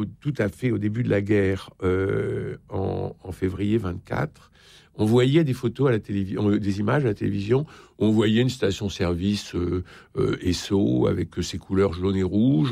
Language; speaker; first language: French; native; French